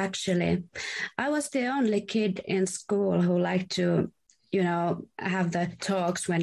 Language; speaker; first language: English; non-native, fluent; Finnish